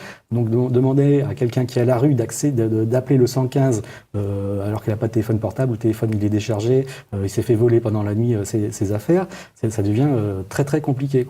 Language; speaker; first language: French; native; French